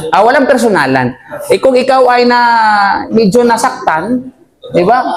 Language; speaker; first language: Filipino; non-native, local second language; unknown